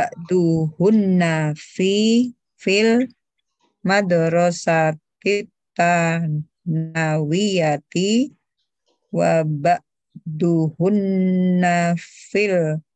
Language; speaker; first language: Arabic; non-native, learner; Indonesian